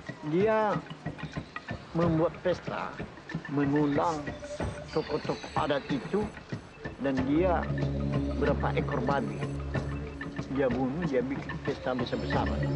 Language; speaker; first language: Indonesian; non-native, local second language; Nias